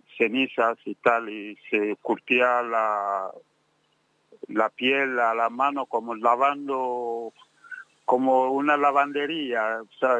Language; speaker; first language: Spanish; non-native, fluent; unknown